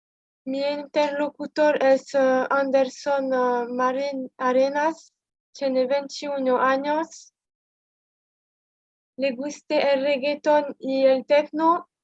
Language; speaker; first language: Spanish; non-native, learner; French